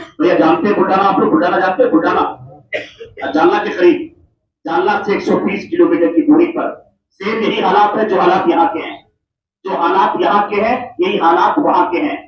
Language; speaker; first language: Urdu; native; Urdu